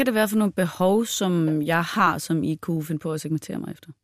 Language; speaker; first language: Danish; native; Danish